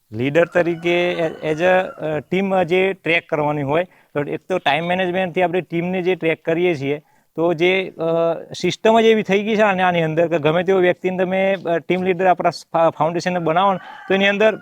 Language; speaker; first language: Gujarati; native; Gujarati